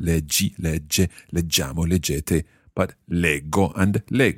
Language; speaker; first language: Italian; non-native, fluent; English